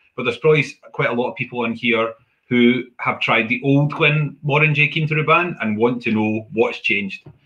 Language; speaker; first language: English; native; English